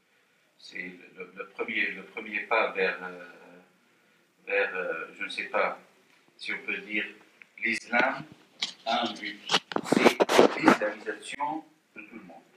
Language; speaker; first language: French; non-native, fluent; Arabic